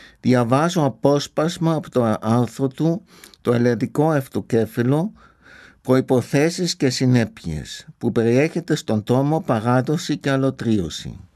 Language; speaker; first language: Greek; non-native, fluent; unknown